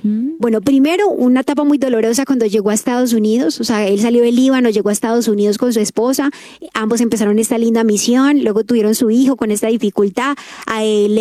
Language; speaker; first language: Spanish; native; Spanish